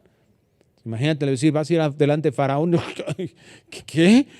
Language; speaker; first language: Spanish; native; Spanish